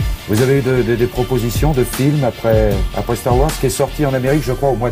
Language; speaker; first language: French; native; French